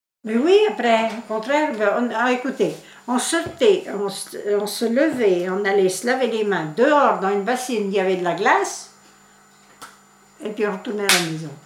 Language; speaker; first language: French; native; French